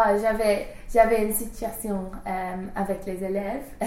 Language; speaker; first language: French; non-native, learner; English